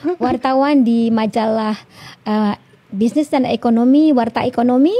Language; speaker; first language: Indonesian; native; Indonesian